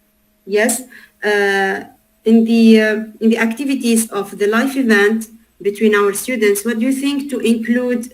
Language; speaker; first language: English; non-native, learner; Arabic